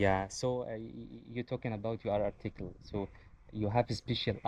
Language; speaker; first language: English; non-native, learner; Arabic